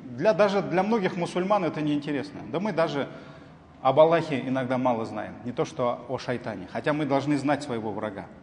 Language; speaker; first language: Russian; non-native, local second language; Tatar